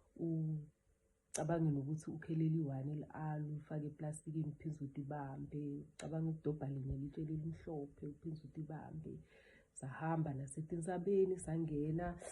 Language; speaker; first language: Zulu; non-native, local second language; Swati